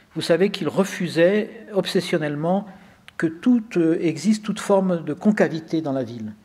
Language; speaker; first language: French; native; French